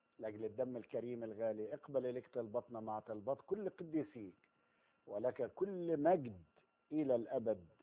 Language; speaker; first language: Arabic; native; Arabic